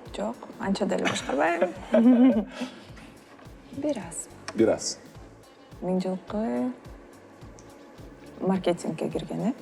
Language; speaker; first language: Kyrgyz; non-native, local second language; Russian